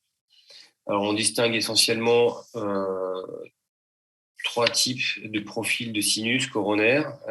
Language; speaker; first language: French; native; French